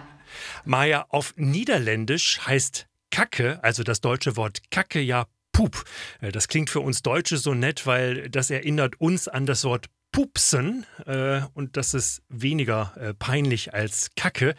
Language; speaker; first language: German; native; German